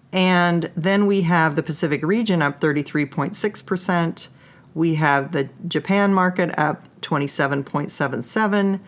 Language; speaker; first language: English; native; English